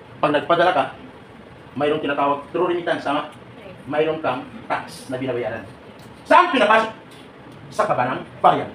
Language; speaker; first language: Filipino; native; Filipino